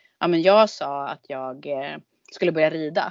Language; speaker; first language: Swedish; native; Swedish